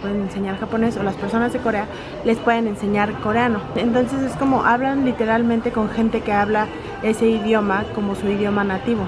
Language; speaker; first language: Spanish; native; Spanish